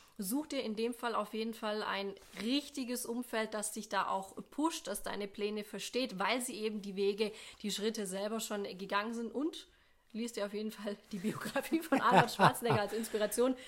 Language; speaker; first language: German; native; German